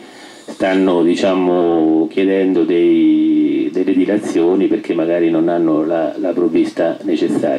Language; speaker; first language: Italian; native; Italian